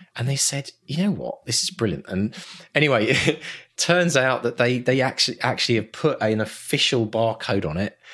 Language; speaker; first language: English; native; English